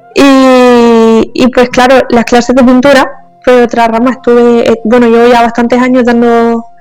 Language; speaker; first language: Spanish; native; Spanish